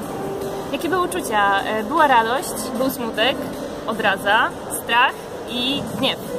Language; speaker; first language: Polish; native; Polish